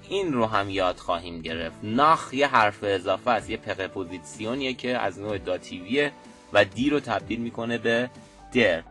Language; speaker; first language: Persian; native; Persian